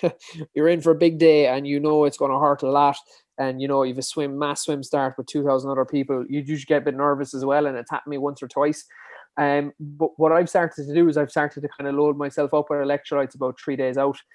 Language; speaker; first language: English; native; English